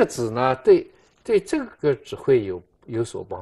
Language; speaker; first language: Chinese; native; Chinese